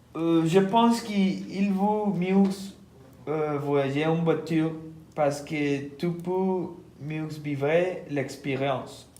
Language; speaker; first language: French; non-native, learner; Spanish